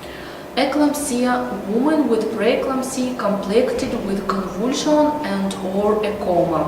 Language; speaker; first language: English; non-native, learner; Russian